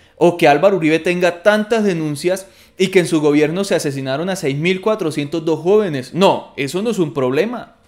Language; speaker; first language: Spanish; native; Spanish